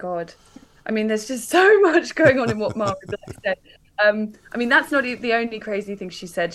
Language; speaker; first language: English; native; English